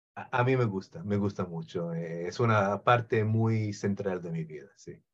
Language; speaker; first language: Spanish; non-native, fluent; Hebrew